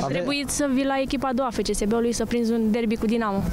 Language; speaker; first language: Romanian; native; Romanian